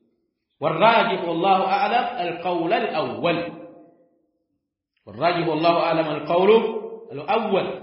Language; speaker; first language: Arabic; non-native, fluent; Swahili